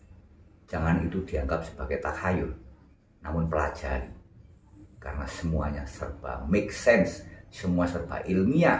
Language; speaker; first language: Indonesian; non-native, local second language; Javanese